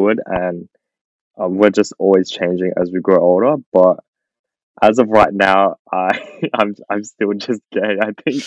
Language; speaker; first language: English; native; English